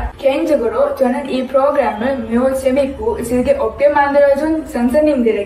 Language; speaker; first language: Korean; non-native, learner; Sinhala